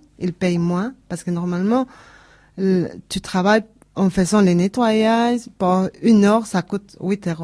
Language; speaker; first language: French; non-native, learner; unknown